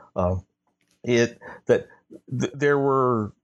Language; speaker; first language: English; native; English